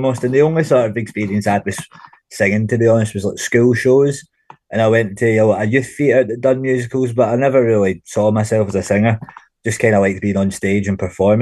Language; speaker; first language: English; native; English